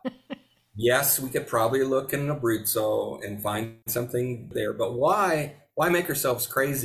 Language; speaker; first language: English; native; English